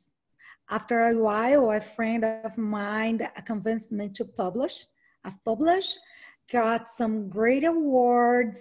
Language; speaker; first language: English; non-native, fluent; Portuguese